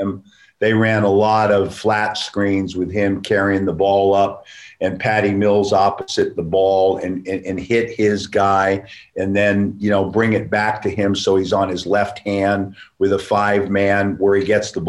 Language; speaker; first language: English; native; English